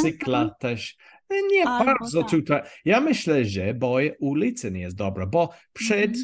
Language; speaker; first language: Polish; non-native, learner; English